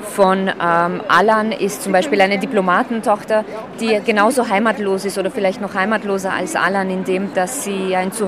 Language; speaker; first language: German; early bilingual, other home language; Slovak